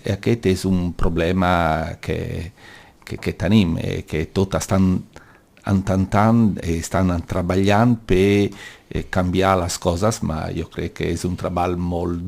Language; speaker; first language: Catalan; non-native, local second language; Italian